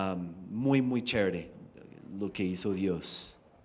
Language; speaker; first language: Spanish; non-native, fluent; English